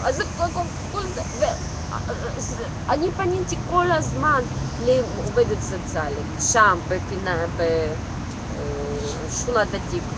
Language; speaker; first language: Hebrew; non-native, local second language; Russian